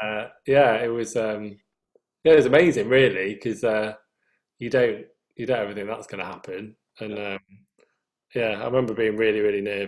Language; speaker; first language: English; native; English